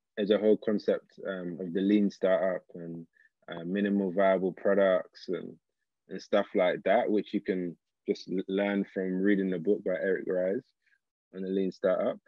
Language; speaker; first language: English; native; English